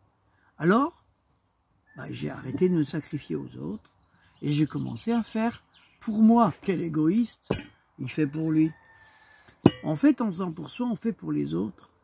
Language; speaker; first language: French; native; French